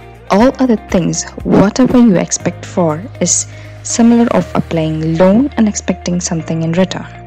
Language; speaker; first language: English; non-native, local second language; Tamil